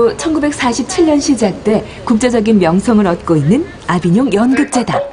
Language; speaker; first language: Korean; native; Korean